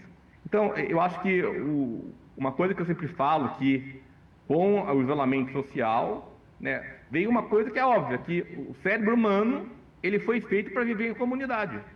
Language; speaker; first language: Portuguese; native; Portuguese